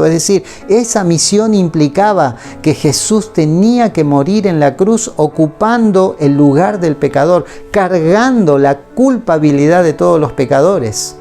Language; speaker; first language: Spanish; native; Spanish